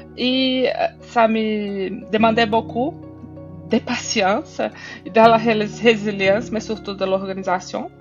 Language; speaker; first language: French; non-native, fluent; Portuguese